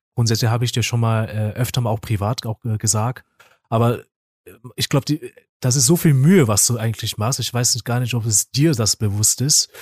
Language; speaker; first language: German; non-native, fluent; Korean